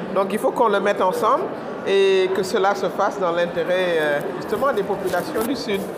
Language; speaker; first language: French; non-native, local second language; Wolof